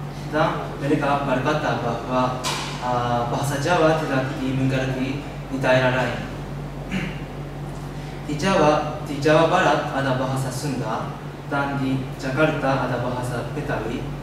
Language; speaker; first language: Indonesian; non-native, learner; Japanese